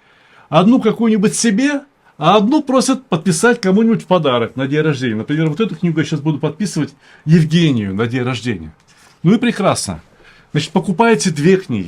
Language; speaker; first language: Russian; native; Russian